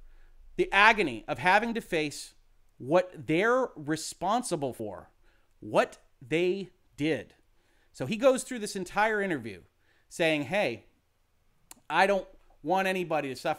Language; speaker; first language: English; native; English